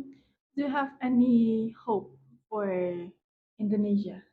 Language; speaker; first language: English; non-native, learner; Indonesian